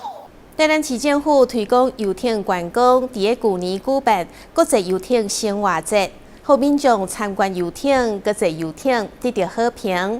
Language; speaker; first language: Chinese; native; Chinese